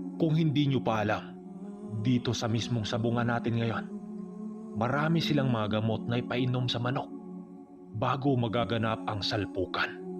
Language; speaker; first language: Filipino; non-native, local second language; Cebuano